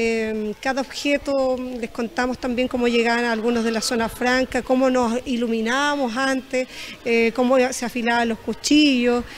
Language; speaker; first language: Spanish; native; Spanish